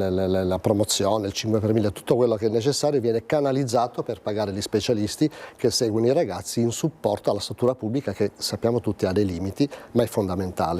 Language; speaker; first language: Italian; native; Italian